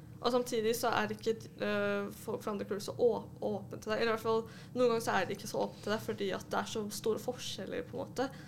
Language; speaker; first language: Norwegian; native; Norwegian